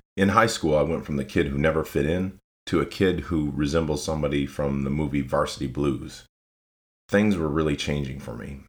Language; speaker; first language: English; native; English